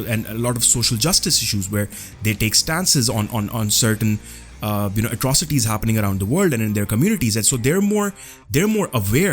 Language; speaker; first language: English; non-native, local second language; Urdu